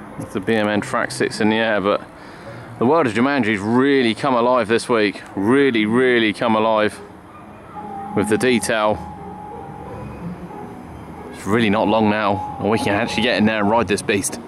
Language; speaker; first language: English; native; English